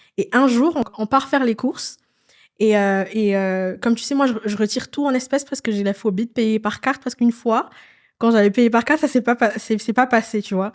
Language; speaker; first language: French; non-native, local second language; Malagasy